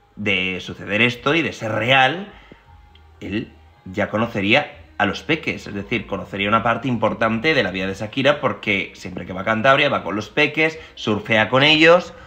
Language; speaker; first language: Spanish; native; Spanish